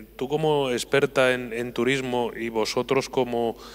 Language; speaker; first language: Spanish; native; Spanish